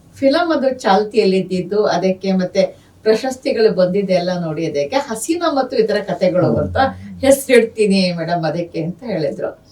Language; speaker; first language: Kannada; non-native, local second language; Urdu